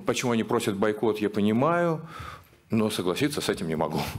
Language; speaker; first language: Russian; native; Russian